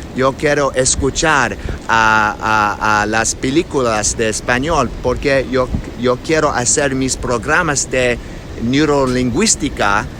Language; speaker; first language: Spanish; non-native, learner; English